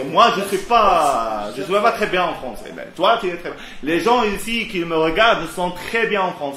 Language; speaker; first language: French; non-native, local second language; Arabic